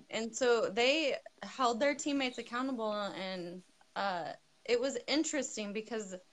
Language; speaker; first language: English; native; English